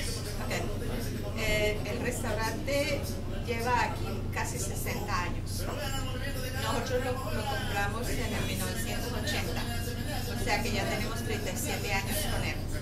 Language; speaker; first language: Spanish; early bilingual, other home language; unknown